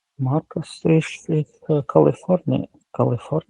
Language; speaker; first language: Lithuanian; non-native, learner; Latvian